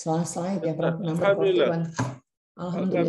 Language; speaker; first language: English; non-native, learner; Indonesian